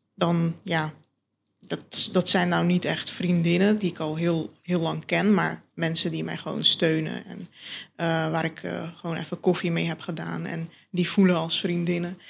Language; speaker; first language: Dutch; non-native, local second language; Turkish